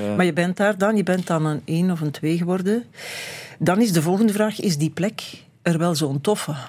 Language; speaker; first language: Dutch; native; Dutch